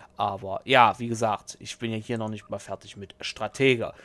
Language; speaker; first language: German; native; German